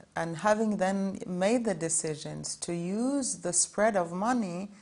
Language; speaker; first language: English; non-native, fluent; Norwegian